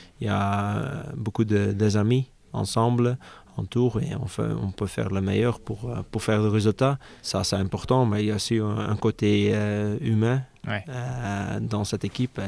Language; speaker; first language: French; non-native, local second language; Dutch